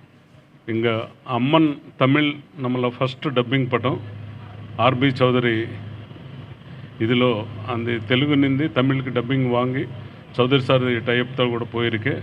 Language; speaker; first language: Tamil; non-native, learner; Telugu